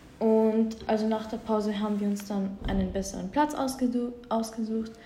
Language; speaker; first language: German; native; German